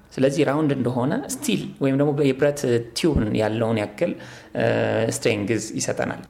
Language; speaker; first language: Amharic; native; Amharic